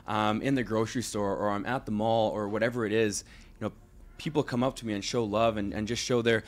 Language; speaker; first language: English; native; English